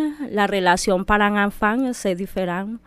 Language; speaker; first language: French; non-native, fluent; Spanish